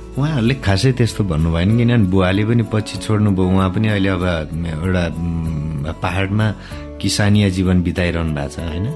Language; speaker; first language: Nepali; non-native, local second language; Eastern Tamang